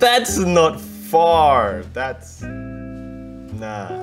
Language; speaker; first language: English; non-native, fluent; Indonesian